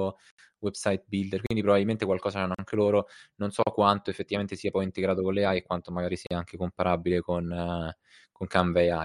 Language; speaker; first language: Italian; native; Italian